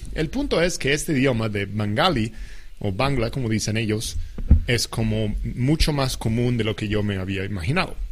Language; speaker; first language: Spanish; non-native, fluent; English